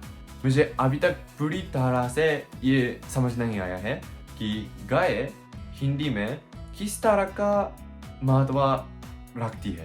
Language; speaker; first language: Hindi; non-native, learner; Japanese